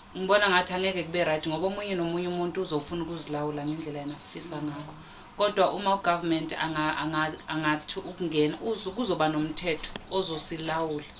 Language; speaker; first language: Zulu; non-native, local second language; South Ndebele